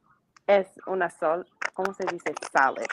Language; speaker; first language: Spanish; non-native, learner; English